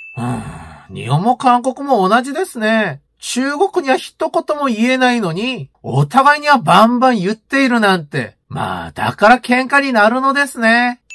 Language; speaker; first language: Japanese; non-native, fluent; Korean